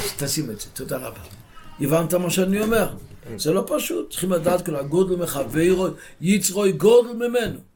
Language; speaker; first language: Hebrew; non-native, local second language; Yiddish